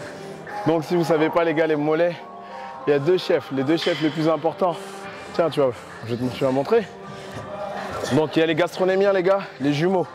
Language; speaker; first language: French; native; French